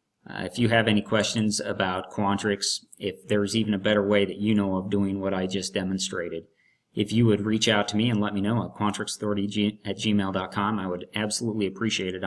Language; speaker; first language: English; native; English